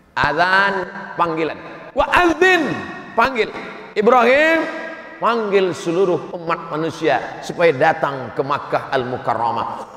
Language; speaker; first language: Indonesian; native; Indonesian